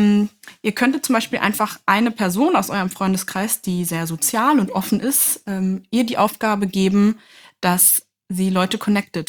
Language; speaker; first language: German; native; German